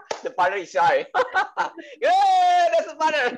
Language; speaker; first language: English; non-native, learner; Indonesian